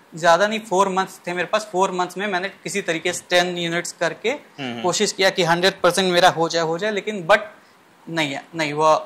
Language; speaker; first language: Hindi; native; Hindi